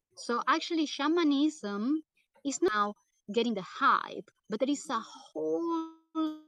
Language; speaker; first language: English; non-native, fluent; Portuguese